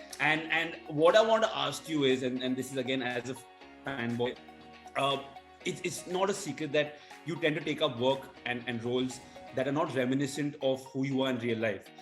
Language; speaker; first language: English; non-native, local second language; Hindi